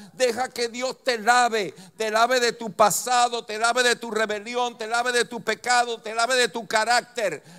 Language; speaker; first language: Spanish; native; Spanish